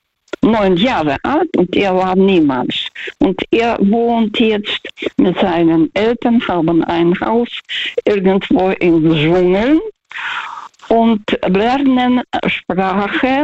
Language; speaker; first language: German; early bilingual, heritage; Russian